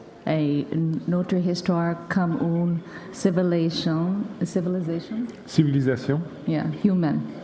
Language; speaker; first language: French; non-native, learner; English